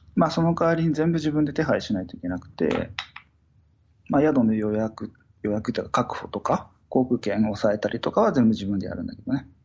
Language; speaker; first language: Japanese; native; Japanese